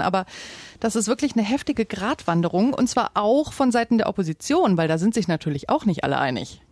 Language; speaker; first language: German; native; German